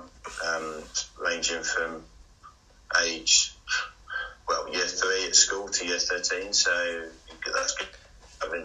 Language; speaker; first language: English; native; English